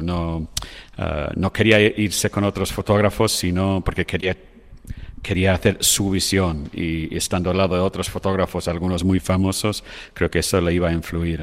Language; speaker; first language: Spanish; non-native, fluent; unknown